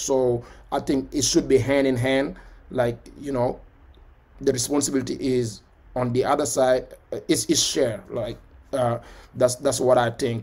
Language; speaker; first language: English; non-native, fluent; Wolof